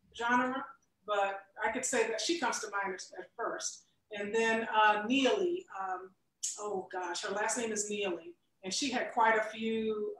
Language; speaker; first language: English; native; English